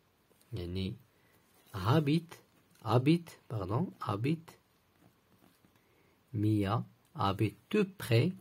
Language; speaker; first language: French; non-native, local second language; Arabic